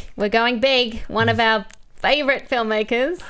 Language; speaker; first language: English; native; English